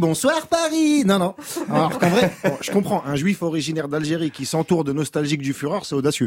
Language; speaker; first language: French; native; French